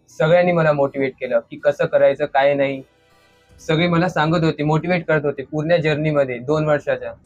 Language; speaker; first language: Marathi; native; Marathi